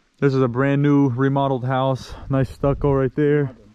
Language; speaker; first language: English; native; English